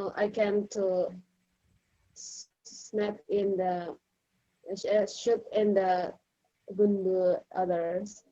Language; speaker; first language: English; non-native, learner; Indonesian